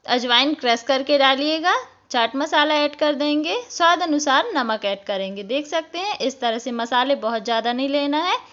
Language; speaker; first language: Hindi; native; Hindi